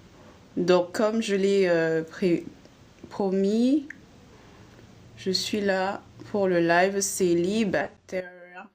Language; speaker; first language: French; native; French